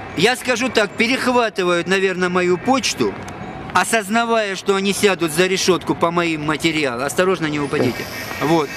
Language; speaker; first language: Russian; native; Russian